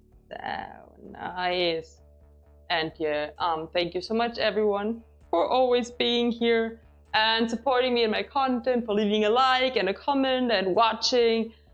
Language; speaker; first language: English; non-native, fluent; German